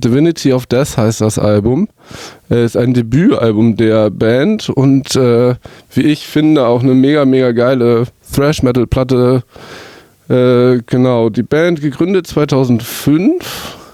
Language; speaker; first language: German; native; German